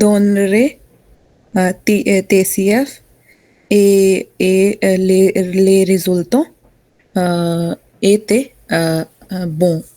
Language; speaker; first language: French; non-native, learner; Hindi